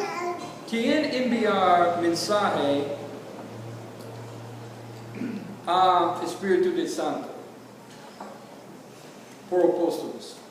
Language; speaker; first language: Spanish; non-native, learner; English